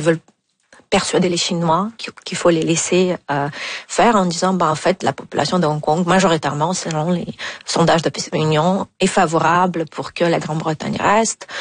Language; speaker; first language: French; non-native, fluent; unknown